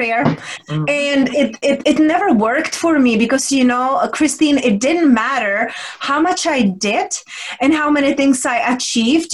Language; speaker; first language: English; non-native, fluent; Czech